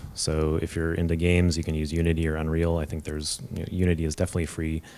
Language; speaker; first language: English; native; English